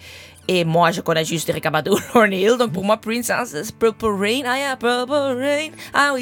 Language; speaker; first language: French; non-native, fluent; English